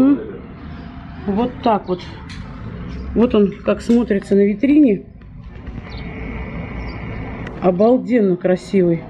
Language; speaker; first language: Russian; native; Russian